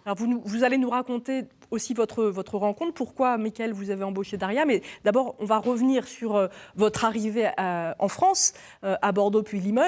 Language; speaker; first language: French; native; French